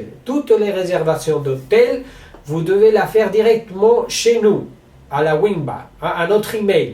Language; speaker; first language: French; non-native, learner; Spanish